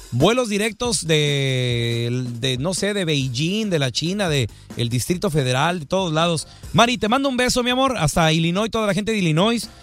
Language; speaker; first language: Spanish; native; Spanish